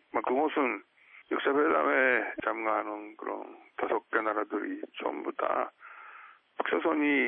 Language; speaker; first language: Korean; non-native, fluent; Japanese